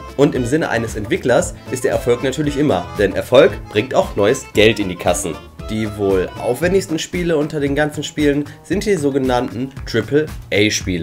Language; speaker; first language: German; native; German